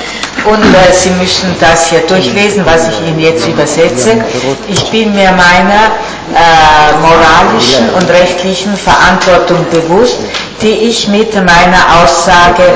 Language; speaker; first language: German; non-native, fluent; Italian